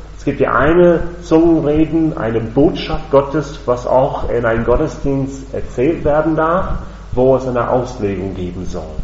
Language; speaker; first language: German; non-native, fluent; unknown